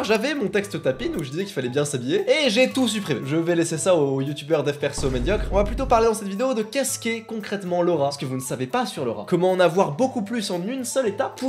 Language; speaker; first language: French; native; French